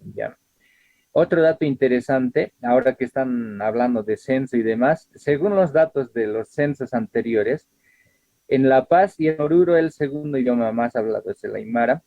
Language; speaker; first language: Spanish; non-native, local second language; Aymara